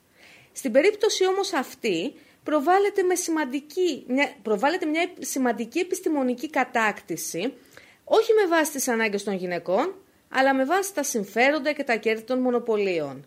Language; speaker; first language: Greek; native; Greek